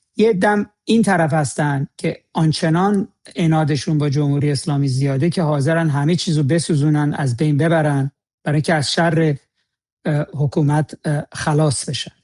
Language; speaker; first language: Persian; native; Persian